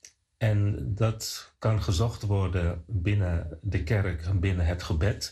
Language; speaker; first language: Dutch; non-native, fluent; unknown